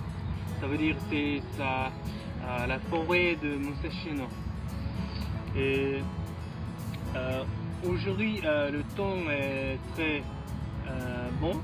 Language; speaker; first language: French; non-native, learner; Mongolian